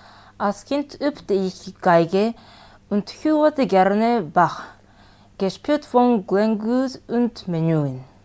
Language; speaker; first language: German; non-native, learner; Japanese